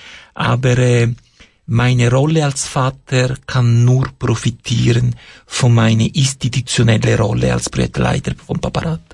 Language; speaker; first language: German; non-native, fluent; Italian